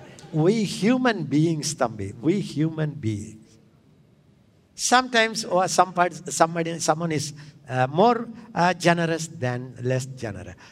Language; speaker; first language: English; non-native, local second language; Tamil